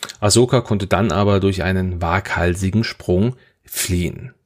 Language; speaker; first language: German; native; German